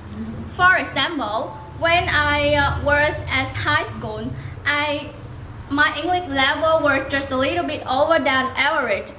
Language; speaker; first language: English; non-native, learner; Vietnamese